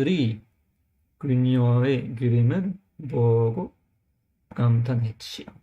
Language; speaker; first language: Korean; non-native, learner; English